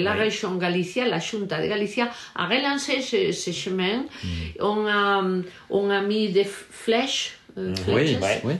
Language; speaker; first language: French; non-native, learner; Galician